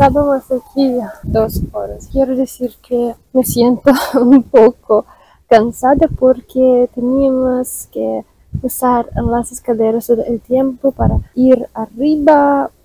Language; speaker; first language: Spanish; non-native, learner; Russian